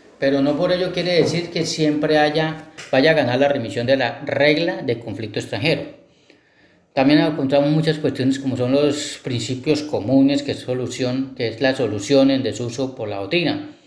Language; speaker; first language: Spanish; native; Spanish